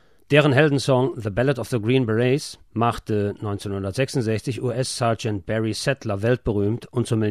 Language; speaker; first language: German; native; German